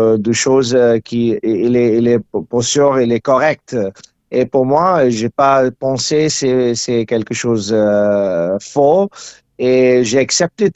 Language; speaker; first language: French; non-native, learner; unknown